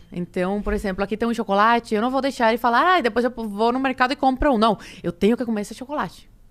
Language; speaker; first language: Portuguese; early bilingual, other home language; Spanish